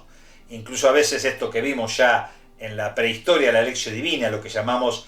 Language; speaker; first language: Spanish; native; Spanish